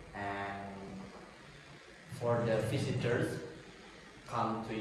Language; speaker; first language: English; non-native, local second language; Balinese